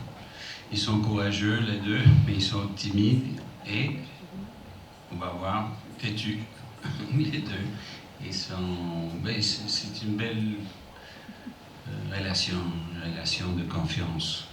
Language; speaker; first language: French; non-native, fluent; English